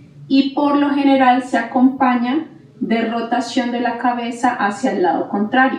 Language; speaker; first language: Spanish; native; Spanish